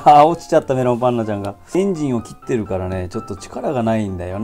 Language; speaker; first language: Japanese; native; Japanese